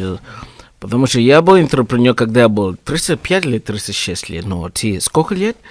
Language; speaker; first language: Russian; non-native, learner; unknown